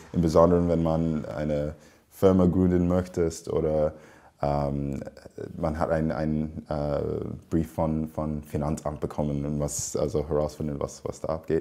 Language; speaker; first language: German; non-native, fluent; English